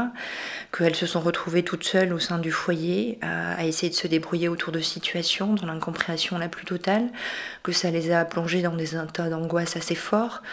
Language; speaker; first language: French; native; French